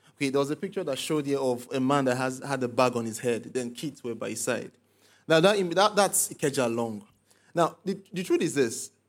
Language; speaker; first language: English; non-native, local second language; Igbo